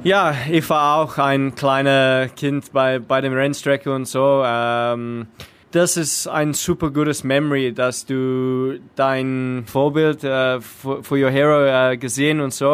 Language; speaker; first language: German; non-native, learner; English